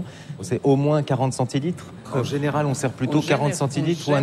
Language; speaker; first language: French; native; French